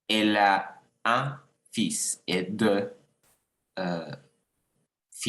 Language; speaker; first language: French; non-native, learner; Spanish